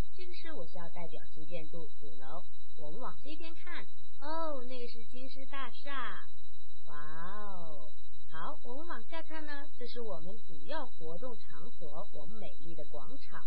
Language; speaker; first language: Chinese; non-native, fluent; Mongolian